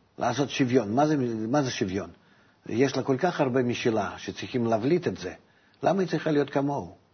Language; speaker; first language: Hebrew; non-native, fluent; Russian